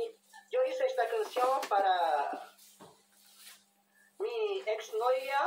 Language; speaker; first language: Spanish; non-native, learner; Portuguese